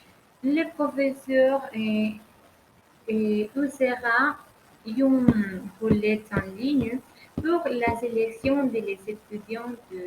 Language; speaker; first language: French; non-native, learner; Spanish